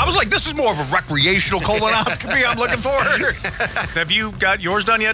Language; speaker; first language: English; native; English